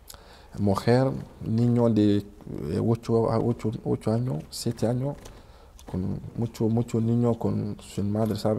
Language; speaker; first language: Spanish; non-native, learner; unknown